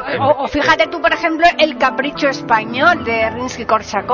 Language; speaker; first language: Spanish; native; Spanish